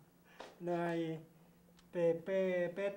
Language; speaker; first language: Spanish; non-native, learner; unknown